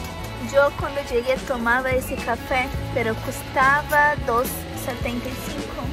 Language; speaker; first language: Spanish; non-native, fluent; Portuguese